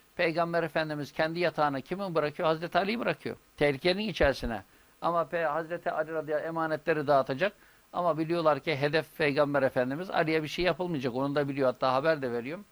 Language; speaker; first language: Turkish; native; Turkish